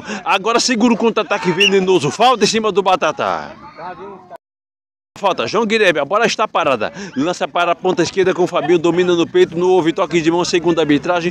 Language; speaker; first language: Portuguese; native; Portuguese